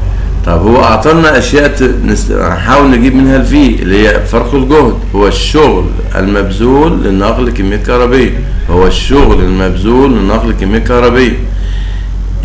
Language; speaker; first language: Arabic; native; Arabic